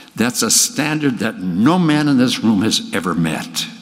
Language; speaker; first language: English; native; English